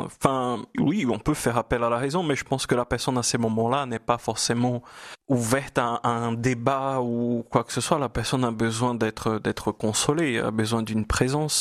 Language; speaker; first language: French; non-native, fluent; Portuguese